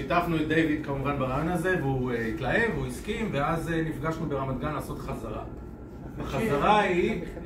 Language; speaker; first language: Hebrew; native; Hebrew